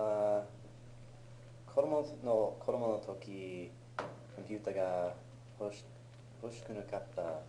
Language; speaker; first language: Japanese; non-native, learner; English